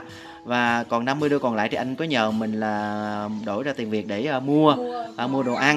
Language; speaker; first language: Vietnamese; native; Vietnamese